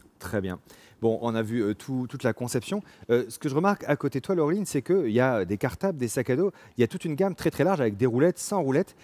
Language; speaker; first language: French; native; French